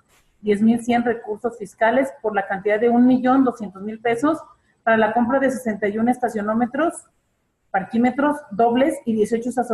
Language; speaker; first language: Spanish; native; Spanish